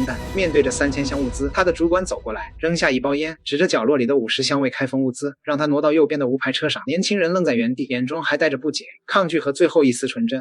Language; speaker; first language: Chinese; native; Chinese